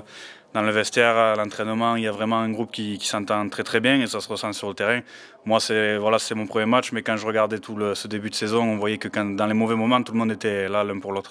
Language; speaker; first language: French; native; French